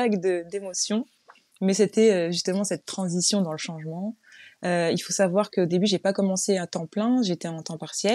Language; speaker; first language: French; native; French